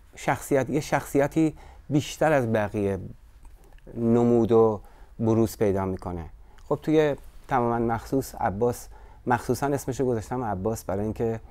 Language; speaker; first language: Persian; native; Persian